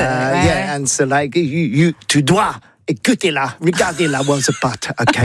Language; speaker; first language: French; non-native, learner; English